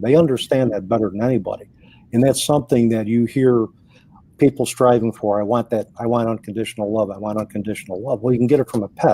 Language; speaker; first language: English; native; English